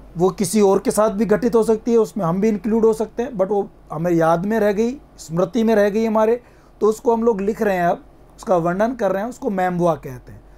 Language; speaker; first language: Hindi; native; Hindi